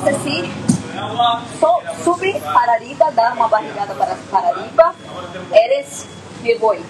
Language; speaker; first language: Spanish; non-native, learner; Portuguese